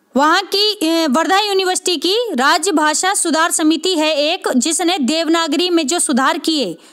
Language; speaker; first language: Hindi; native; Hindi